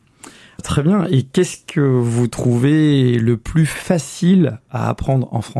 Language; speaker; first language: French; native; French